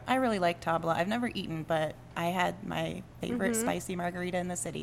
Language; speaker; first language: English; native; English